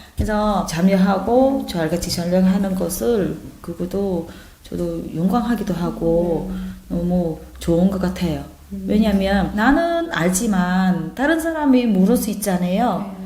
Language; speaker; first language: Korean; non-native, fluent; Vietnamese